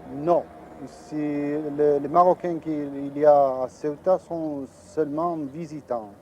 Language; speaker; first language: French; non-native, learner; Spanish